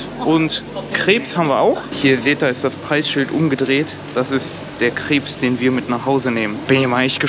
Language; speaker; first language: German; native; German